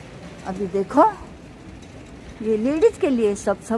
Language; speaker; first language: Hindi; non-native, local second language; Marathi